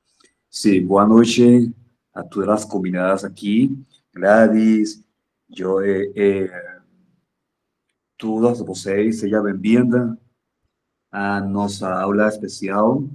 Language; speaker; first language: Portuguese; non-native, fluent; Spanish